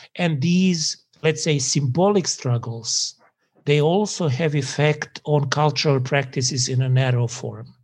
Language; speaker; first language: English; non-native, fluent; Serbian